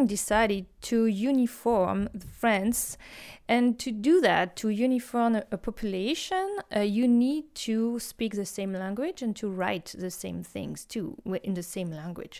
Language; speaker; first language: English; non-native, fluent; French